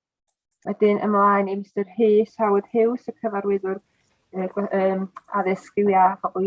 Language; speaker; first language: Welsh; native; Welsh